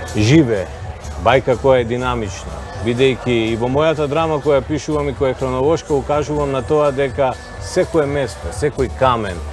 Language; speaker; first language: Macedonian; native; Macedonian